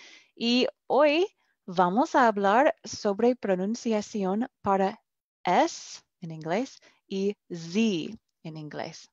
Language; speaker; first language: Spanish; non-native, fluent; English